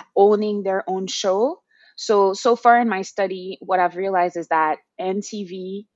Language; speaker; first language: English; non-native, fluent; Haitian Creole